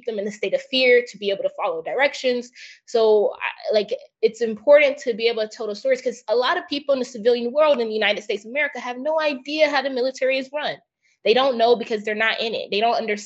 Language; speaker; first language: English; native; English